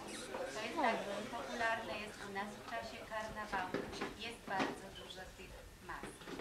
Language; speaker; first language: Polish; non-native, fluent; German